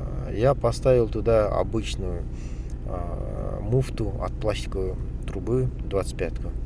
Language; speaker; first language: Russian; non-native, local second language; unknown